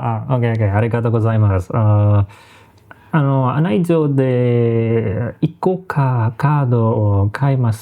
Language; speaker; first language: Japanese; non-native, learner; Indonesian